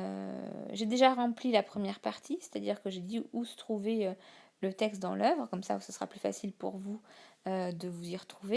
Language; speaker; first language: French; native; French